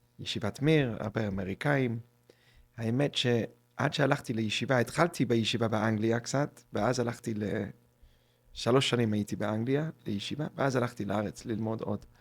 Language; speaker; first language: Hebrew; non-native, fluent; English